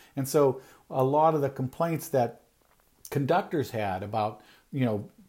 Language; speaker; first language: English; native; English